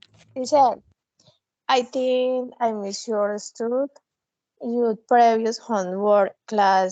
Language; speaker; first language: English; non-native, learner; Spanish